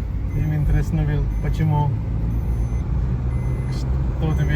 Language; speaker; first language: Russian; non-native, learner; Hindi